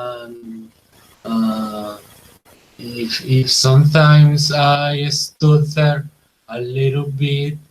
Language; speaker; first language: English; non-native, learner; Spanish